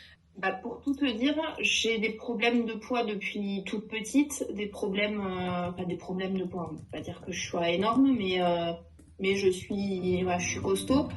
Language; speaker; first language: French; native; French